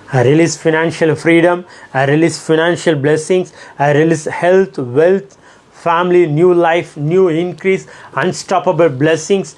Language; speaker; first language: English; non-native, local second language; Tamil